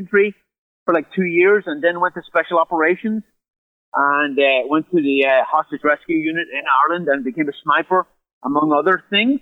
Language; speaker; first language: English; native; English